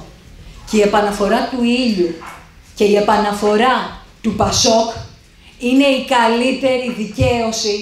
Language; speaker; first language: Greek; native; Greek